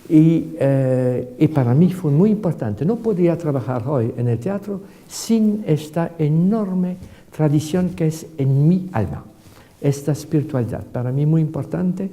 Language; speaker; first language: Spanish; non-native, fluent; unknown